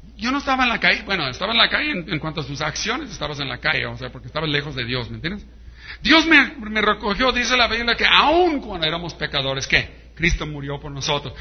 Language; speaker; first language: Spanish; early bilingual, heritage; Spanish